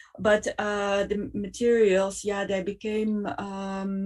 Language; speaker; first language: English; non-native, fluent; Dutch